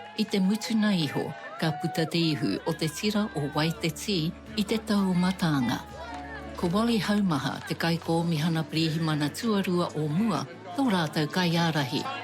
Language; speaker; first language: Māori; native; Māori